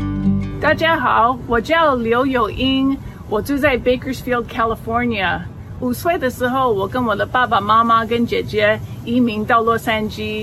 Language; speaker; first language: Chinese; early bilingual, heritage; Chinese